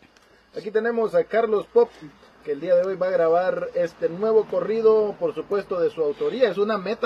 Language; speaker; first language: Spanish; native; Spanish